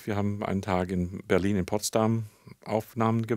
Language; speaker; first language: German; non-native, fluent; English